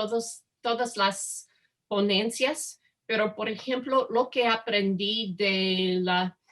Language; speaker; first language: Spanish; non-native, fluent; English